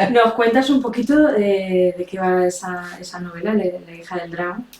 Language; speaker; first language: Spanish; native; Spanish